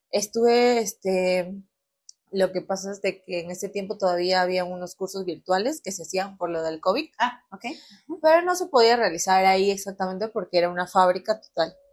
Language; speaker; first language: Spanish; native; Spanish